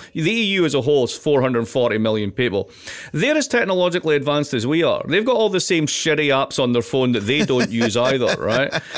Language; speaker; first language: English; native; English